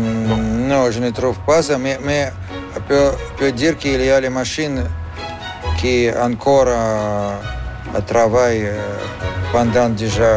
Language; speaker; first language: French; non-native, fluent; Russian